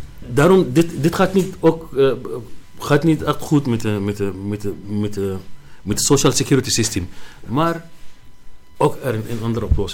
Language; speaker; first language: Dutch; non-native, learner; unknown